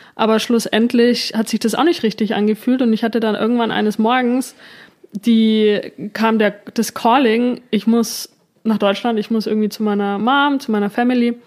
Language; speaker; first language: German; native; German